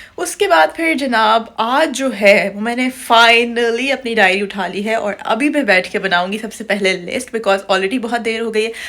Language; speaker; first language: Urdu; native; Urdu